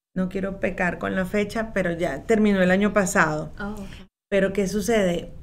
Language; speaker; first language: Spanish; native; Spanish